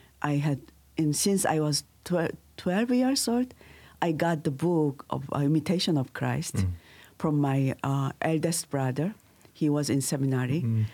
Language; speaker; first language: English; non-native, learner; Korean